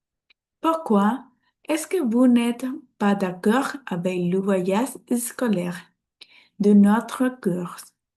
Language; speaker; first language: French; non-native, learner; Spanish